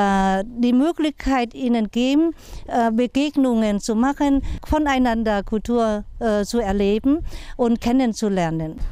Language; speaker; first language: German; non-native, fluent; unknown